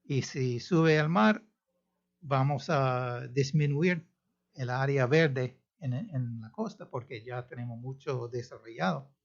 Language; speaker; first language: Spanish; non-native, fluent; English